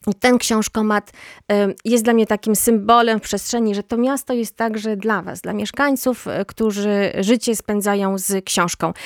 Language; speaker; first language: Polish; native; Polish